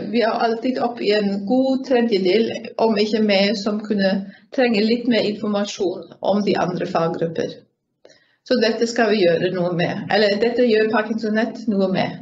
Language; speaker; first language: Norwegian; non-native, fluent; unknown